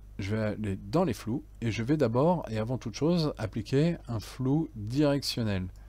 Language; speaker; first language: French; native; French